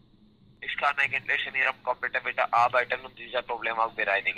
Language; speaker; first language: German; non-native, learner; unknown